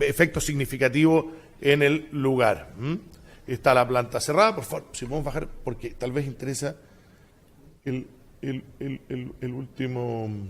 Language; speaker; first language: Spanish; native; Spanish